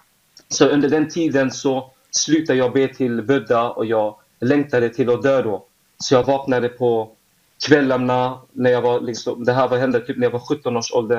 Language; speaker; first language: Swedish; early bilingual, other home language; Vietnamese